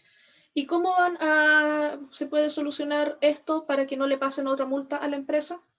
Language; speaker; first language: Spanish; native; Spanish